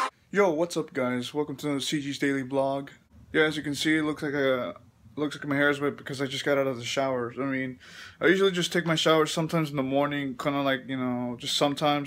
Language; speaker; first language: English; early bilingual, other home language; Spanish